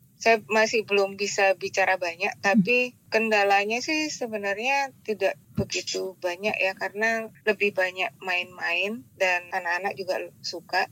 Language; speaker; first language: Indonesian; non-native, local second language; Javanese